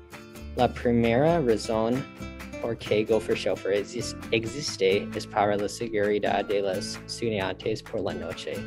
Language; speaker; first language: Spanish; non-native, learner; English